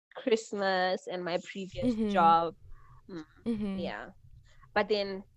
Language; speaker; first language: English; non-native, local second language; Shona